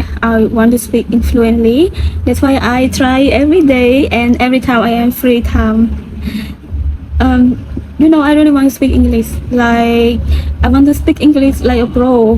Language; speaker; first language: English; non-native, learner; Khmer